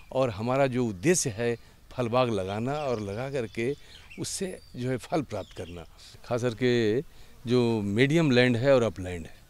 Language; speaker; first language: Hindi; native; Hindi